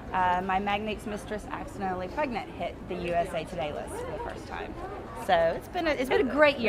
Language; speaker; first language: English; native; English